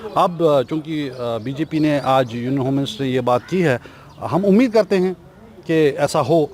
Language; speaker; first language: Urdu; non-native, local second language; Kashmiri